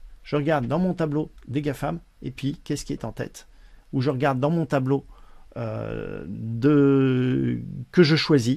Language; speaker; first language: French; native; French